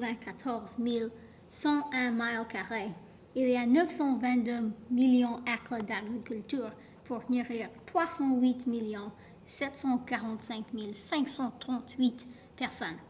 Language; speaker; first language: French; non-native, learner; English